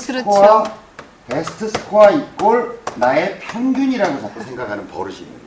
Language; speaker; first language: Korean; native; Korean